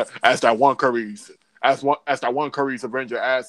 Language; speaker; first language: English; native; English